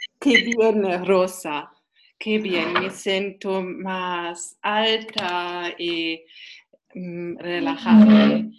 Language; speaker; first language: Spanish; non-native, learner; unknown